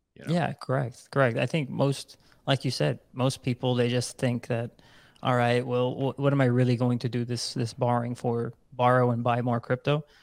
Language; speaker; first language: English; non-native, fluent; Dutch